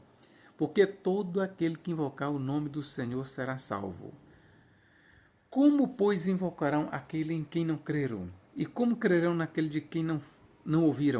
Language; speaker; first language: Portuguese; native; Portuguese